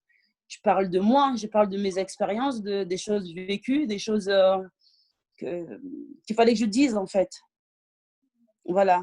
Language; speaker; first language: French; early bilingual, other home language; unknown